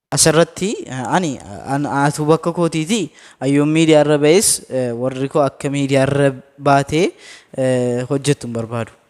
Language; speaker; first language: Oromo; native; Oromo